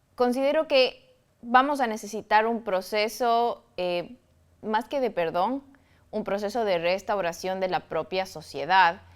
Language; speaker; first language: Spanish; native; Spanish